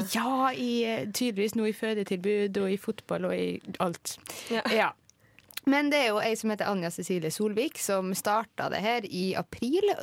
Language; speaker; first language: Norwegian; native; Norwegian